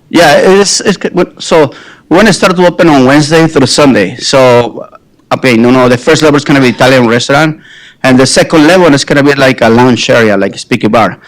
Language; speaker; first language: English; non-native, fluent; Spanish